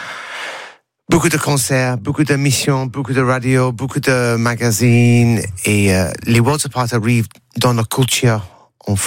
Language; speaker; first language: French; non-native, learner; English